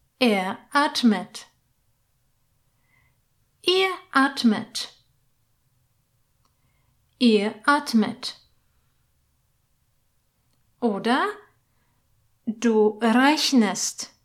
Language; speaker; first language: German; non-native, fluent; Polish